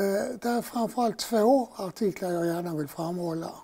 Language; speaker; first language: Swedish; native; Swedish